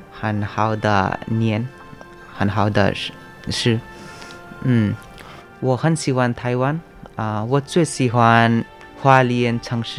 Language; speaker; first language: Chinese; non-native, learner; Nepali